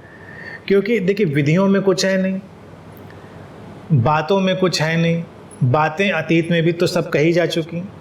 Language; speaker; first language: Hindi; native; Hindi